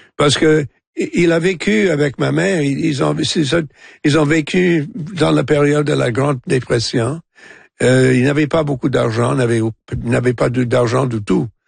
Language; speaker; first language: French; non-native, local second language; English